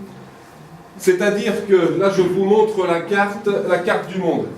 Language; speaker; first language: French; native; French